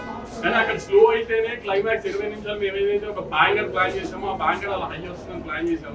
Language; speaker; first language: Telugu; native; Telugu